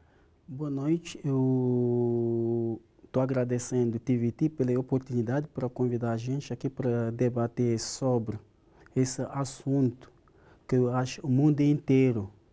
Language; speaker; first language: Portuguese; non-native, learner; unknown